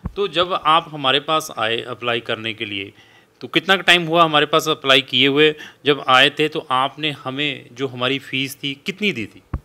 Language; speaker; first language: Hindi; non-native, local second language; Punjabi